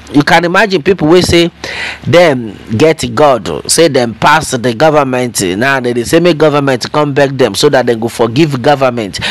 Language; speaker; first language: Nigerian Pidgin; non-native, local second language; Yoruba